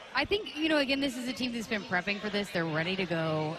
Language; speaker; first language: English; native; English